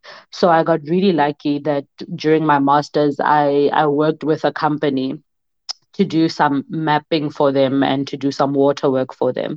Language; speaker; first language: English; non-native, local second language; Southern Sotho